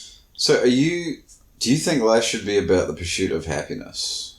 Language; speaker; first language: English; native; English